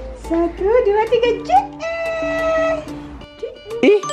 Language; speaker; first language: Indonesian; native; Indonesian